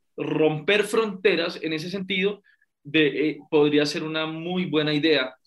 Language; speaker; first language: Spanish; native; Spanish